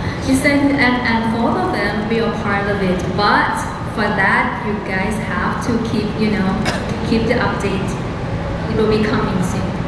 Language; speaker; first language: English; non-native, fluent; Thai